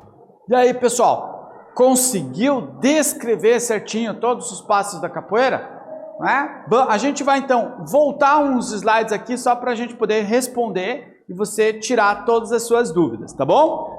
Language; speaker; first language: Portuguese; native; Portuguese